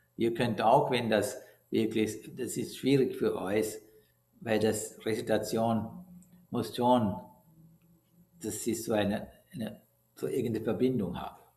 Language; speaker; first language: German; non-native, learner; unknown